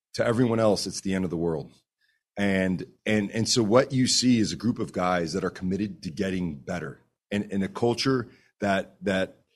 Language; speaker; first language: English; early bilingual, other home language; Spanish